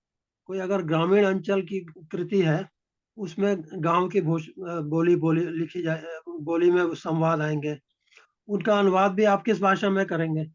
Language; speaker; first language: Hindi; native; Hindi